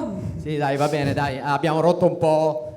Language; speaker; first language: Italian; native; Italian